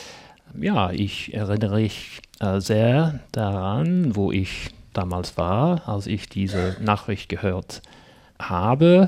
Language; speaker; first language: German; non-native, fluent; English